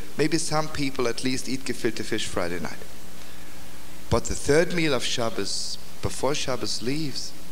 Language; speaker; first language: English; native; English